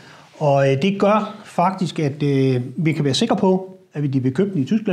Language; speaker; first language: Danish; native; Danish